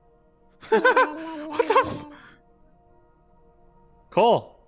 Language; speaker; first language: English; native; English